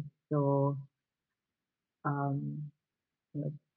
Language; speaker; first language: English; non-native, local second language; Jamaican Creole English